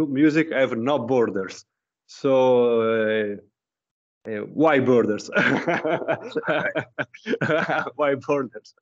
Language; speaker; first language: English; non-native, learner; Italian